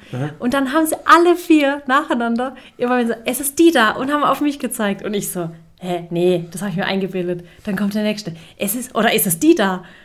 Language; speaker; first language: German; early bilingual, other home language; Turkish